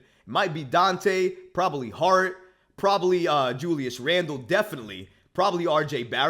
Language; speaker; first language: English; native; English